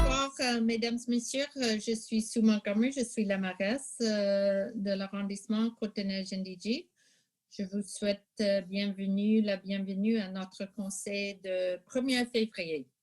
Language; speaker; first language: French; non-native, local second language; English